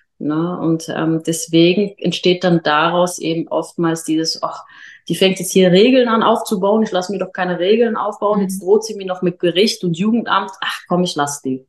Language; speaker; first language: German; early bilingual, other home language; Arabic